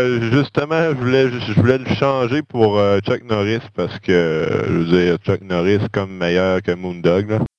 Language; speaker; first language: French; native; French